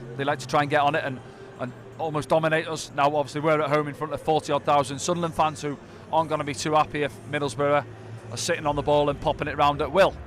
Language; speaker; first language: English; native; English